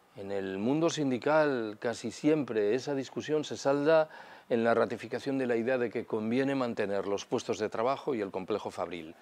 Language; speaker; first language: Spanish; native; Spanish